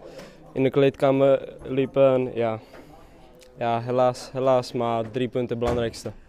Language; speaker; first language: Dutch; non-native, fluent; Czech